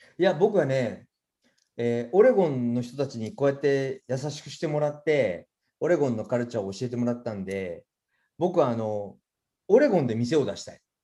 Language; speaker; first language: Japanese; native; Japanese